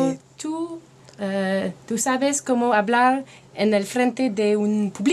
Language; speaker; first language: Spanish; non-native, learner; French